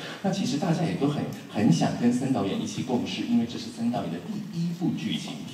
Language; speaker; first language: Chinese; native; Chinese